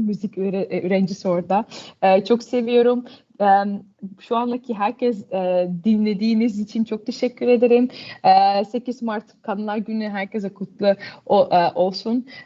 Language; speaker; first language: Turkish; early bilingual, heritage; Turkish